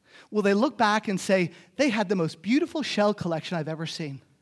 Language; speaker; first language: English; native; English